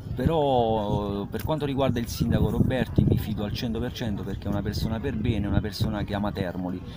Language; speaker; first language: Italian; native; Italian